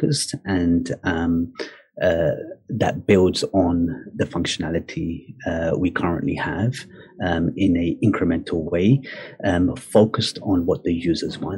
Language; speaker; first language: English; native; English